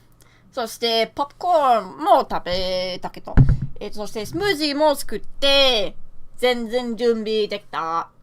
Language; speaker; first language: Japanese; non-native, learner; English